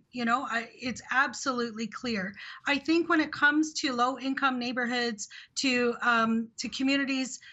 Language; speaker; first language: English; early bilingual, other home language; Hindi